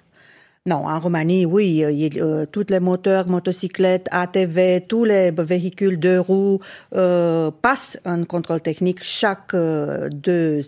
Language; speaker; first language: French; non-native, fluent; Romanian